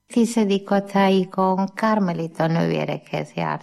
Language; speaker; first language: Hungarian; non-native, learner; Malayalam